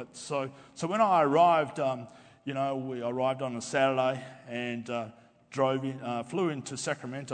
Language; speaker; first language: English; native; English